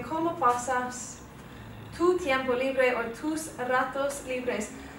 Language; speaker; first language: Spanish; non-native, fluent; English